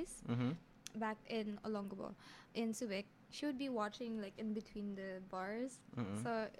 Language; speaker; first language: English; non-native, local second language; Filipino